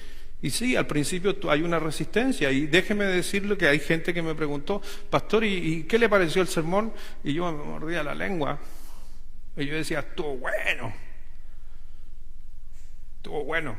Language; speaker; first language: Spanish; native; Spanish